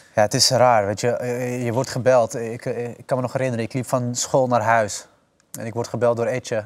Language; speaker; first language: Dutch; native; Dutch